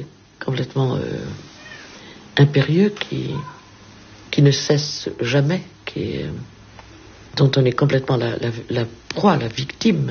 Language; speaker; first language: French; early bilingual, heritage; French